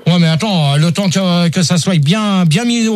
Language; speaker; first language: French; native; French